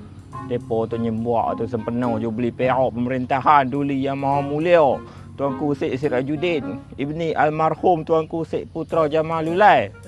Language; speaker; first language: Malay; native; Malay